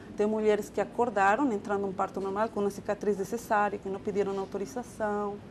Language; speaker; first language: Portuguese; non-native, fluent; Spanish